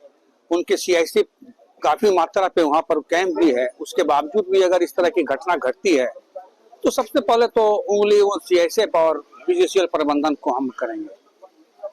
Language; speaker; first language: Hindi; native; Hindi